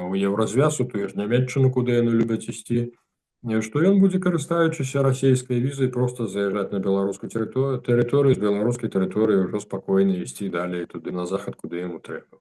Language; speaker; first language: Belarusian; non-native, local second language; Russian